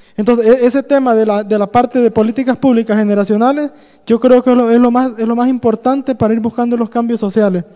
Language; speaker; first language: Spanish; native; Spanish